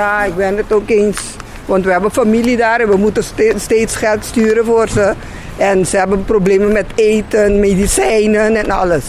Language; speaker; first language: Dutch; non-native, local second language; Papiamento